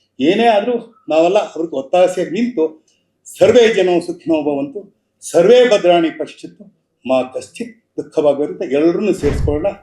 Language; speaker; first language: Kannada; native; Kannada